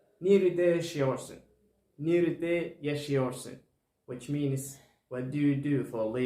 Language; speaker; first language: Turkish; non-native, learner; Somali